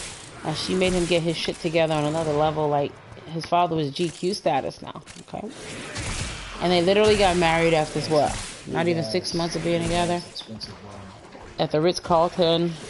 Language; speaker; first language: English; native; English